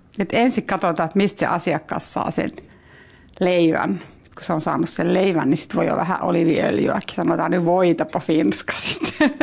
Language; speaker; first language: Finnish; non-native, local second language; Swedish